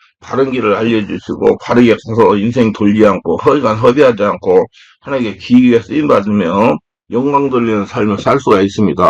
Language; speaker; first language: Korean; native; Korean